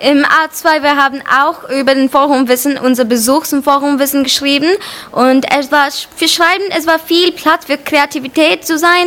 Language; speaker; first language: German; non-native, learner; Bangla